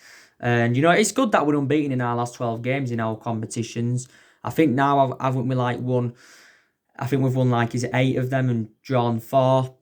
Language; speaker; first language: English; native; English